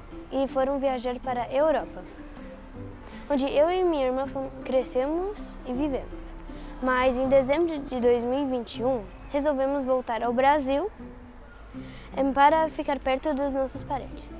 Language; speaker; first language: Portuguese; early bilingual, heritage; Portuguese